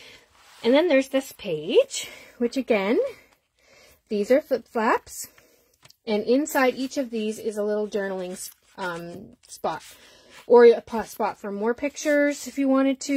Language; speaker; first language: English; native; English